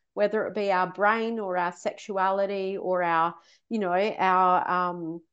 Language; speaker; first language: English; native; English